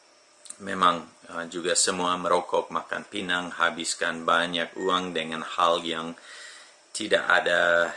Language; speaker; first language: Indonesian; non-native, fluent; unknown